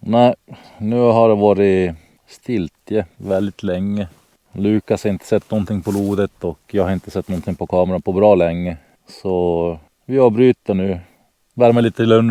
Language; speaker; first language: Swedish; native; Swedish